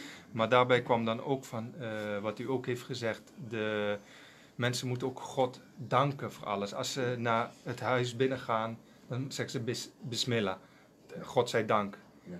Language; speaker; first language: Dutch; non-native, local second language; Sranan Tongo